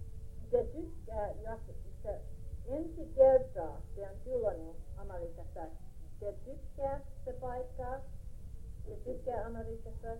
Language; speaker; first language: Finnish; early bilingual, heritage; English